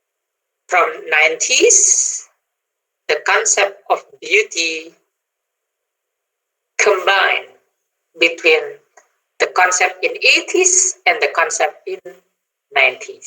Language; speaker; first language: English; non-native, fluent; Indonesian